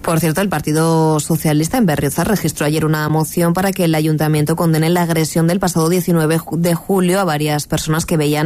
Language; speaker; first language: Spanish; native; Spanish